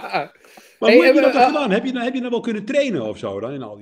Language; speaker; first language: Dutch; native; Dutch